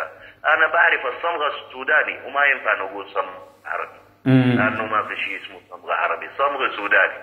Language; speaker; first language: Arabic; native; Arabic